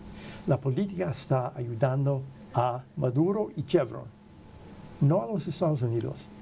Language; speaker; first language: Spanish; non-native, fluent; English